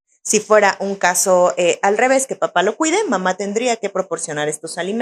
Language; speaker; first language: Spanish; native; Spanish